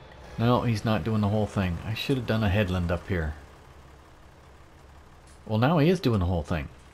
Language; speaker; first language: English; native; English